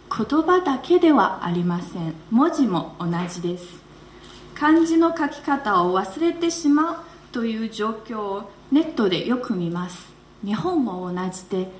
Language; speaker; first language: Japanese; non-native, fluent; Chinese